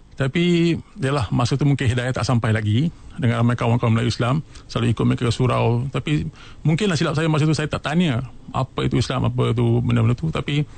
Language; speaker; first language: Malay; native; Malay